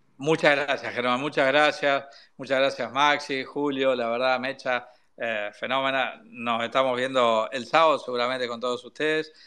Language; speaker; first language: Spanish; native; Spanish